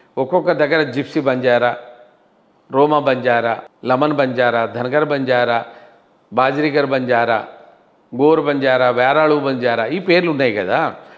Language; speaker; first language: Telugu; non-native, local second language; Lambadi